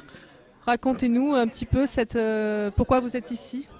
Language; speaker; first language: French; native; French